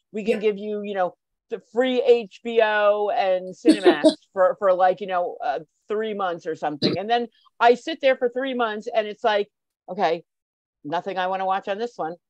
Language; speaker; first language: English; native; English